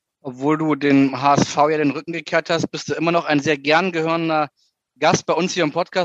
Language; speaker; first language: German; native; German